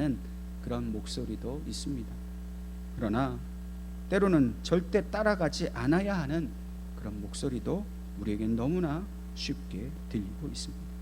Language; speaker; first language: Korean; native; Korean